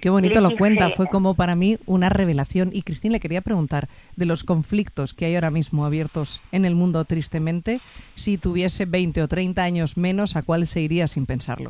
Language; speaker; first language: Spanish; native; Spanish